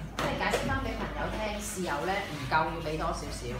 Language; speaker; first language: Cantonese; native; Cantonese